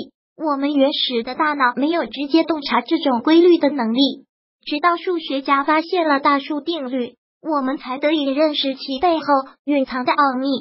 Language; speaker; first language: Chinese; native; Chinese